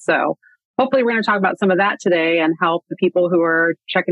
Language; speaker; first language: English; native; English